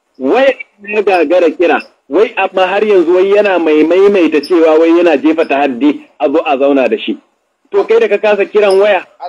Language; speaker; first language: Hausa; non-native, local second language; Fula